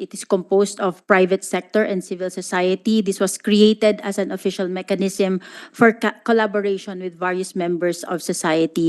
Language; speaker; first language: English; non-native, local second language; Filipino